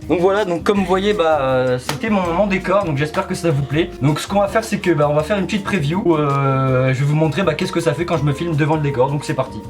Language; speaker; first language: French; native; French